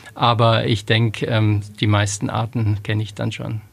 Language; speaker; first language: German; native; German